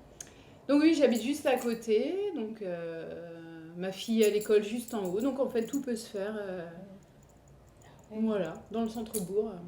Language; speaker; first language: French; native; French